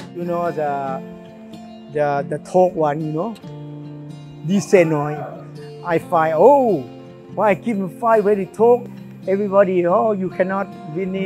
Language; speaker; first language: English; non-native, learner; Thai